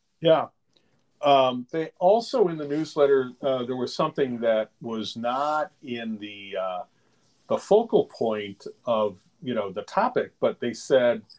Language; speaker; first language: English; native; English